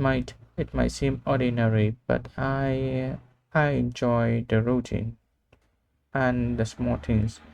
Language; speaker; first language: English; non-native, learner; Vietnamese